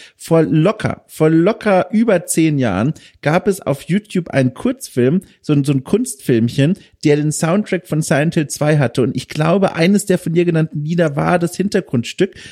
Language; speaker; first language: German; native; German